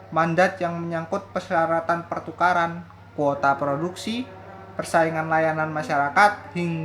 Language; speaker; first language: Indonesian; native; Indonesian